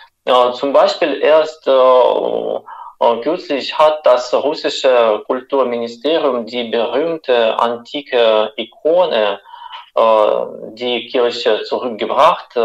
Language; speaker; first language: German; non-native, fluent; Russian